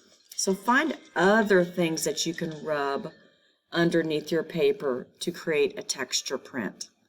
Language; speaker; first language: English; native; English